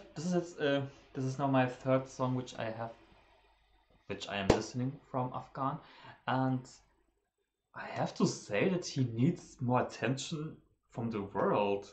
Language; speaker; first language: English; non-native, fluent; German